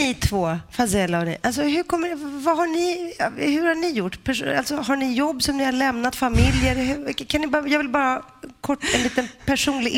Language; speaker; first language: Swedish; native; Swedish